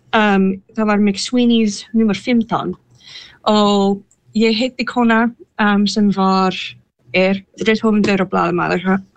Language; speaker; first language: Icelandic; non-native, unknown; English